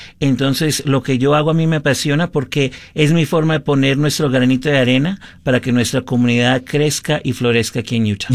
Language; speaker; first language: Spanish; early bilingual, heritage; Spanish